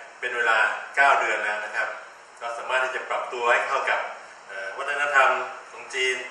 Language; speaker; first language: Thai; native; Thai